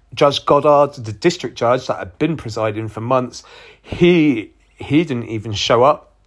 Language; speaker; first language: English; native; English